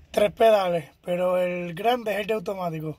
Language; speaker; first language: Spanish; native; Spanish